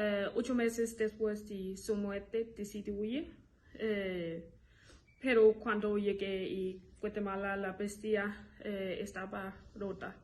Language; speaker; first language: Spanish; non-native, learner; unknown